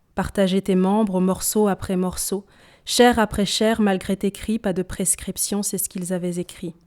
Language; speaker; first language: French; early bilingual, other home language; Swahili